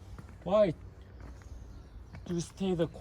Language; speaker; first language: English; non-native, learner; Korean